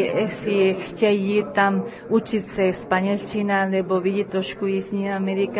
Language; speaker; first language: Czech; early bilingual, heritage; Spanish